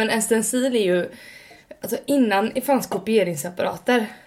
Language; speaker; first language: Swedish; native; Swedish